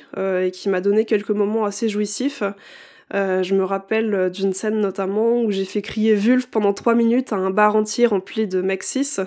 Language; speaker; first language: French; native; French